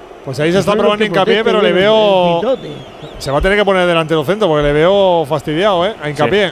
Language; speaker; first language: Spanish; native; Spanish